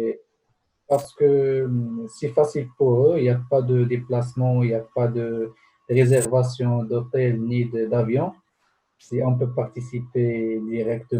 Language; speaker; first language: French; non-native, local second language; Arabic